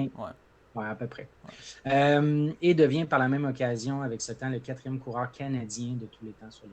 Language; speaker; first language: French; native; French